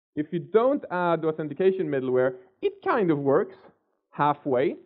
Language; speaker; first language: English; non-native, fluent; Swedish